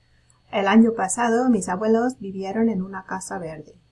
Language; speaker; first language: Spanish; non-native, fluent; English